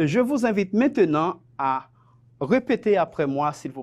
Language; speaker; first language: French; non-native, fluent; Spanish